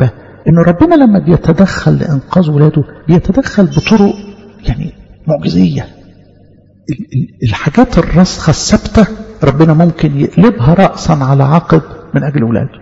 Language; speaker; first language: Arabic; native; Arabic